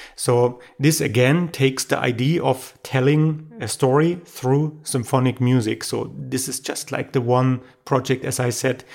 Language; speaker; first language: English; non-native, fluent; German